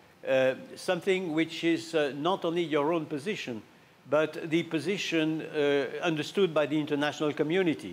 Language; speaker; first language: English; non-native, fluent; French